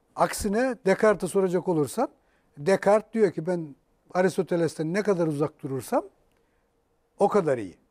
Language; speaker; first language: Turkish; native; Turkish